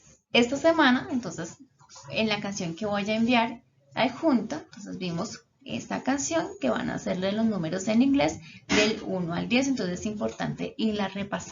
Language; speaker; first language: Spanish; native; Spanish